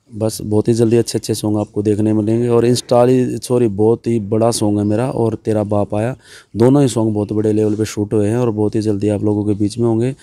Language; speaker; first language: Hindi; native; Hindi